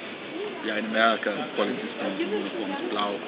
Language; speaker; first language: German; non-native, learner; English